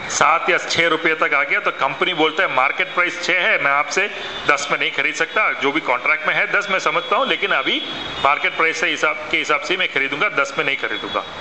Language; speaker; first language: Hindi; non-native, local second language; Malayalam